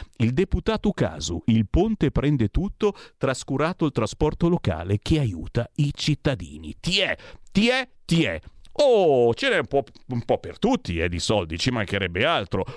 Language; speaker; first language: Italian; native; Italian